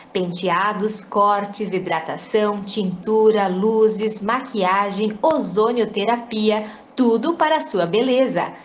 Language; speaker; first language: Portuguese; native; Portuguese